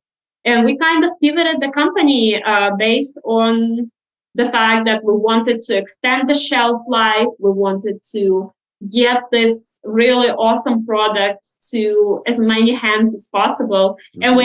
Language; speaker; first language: English; non-native, fluent; Russian